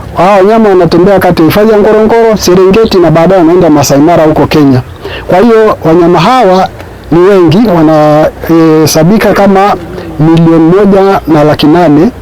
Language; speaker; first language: Swahili; non-native, local second language; Masai